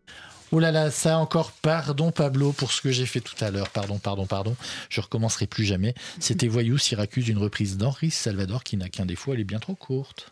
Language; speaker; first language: French; native; French